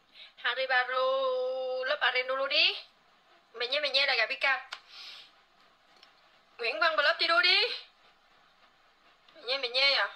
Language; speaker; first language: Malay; non-native, learner; Vietnamese